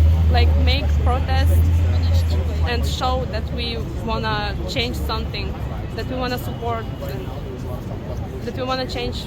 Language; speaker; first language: English; non-native, learner; Ukrainian